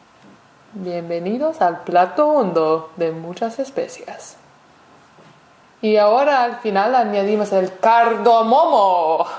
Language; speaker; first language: Spanish; non-native, fluent; English